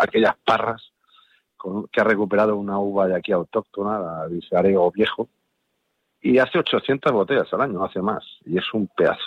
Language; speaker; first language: Spanish; native; Spanish